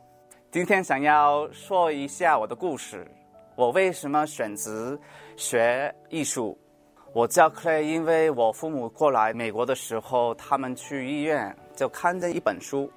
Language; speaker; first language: Chinese; early bilingual, heritage; Cantonese